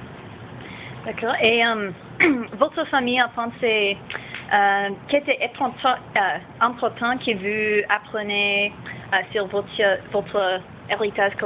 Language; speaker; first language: French; non-native, learner; English